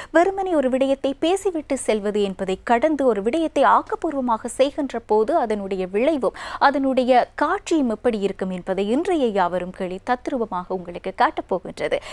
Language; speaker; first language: Tamil; native; Tamil